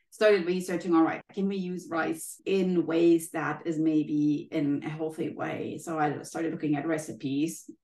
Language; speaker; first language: English; non-native, fluent; German